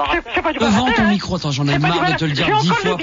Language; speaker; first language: French; native; French